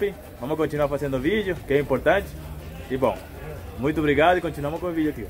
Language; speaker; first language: Portuguese; non-native, fluent; Spanish